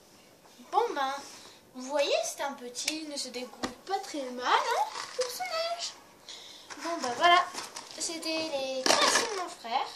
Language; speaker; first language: French; native; French